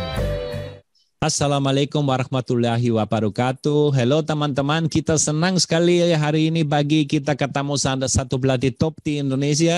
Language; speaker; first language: Indonesian; non-native, fluent; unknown